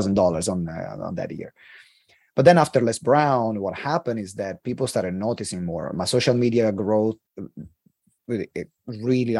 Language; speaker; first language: English; non-native, fluent; Italian